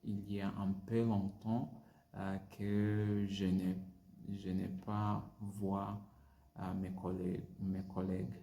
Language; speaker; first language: French; non-native, learner; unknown